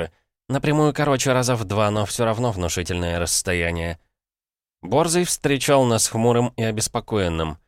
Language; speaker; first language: Russian; native; Russian